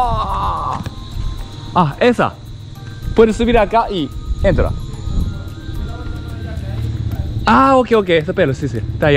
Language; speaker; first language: Spanish; non-native, learner; Japanese